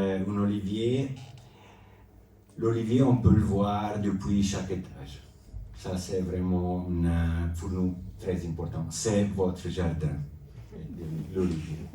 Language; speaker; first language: French; non-native, local second language; Italian